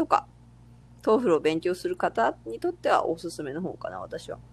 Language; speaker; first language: Japanese; non-native, fluent; English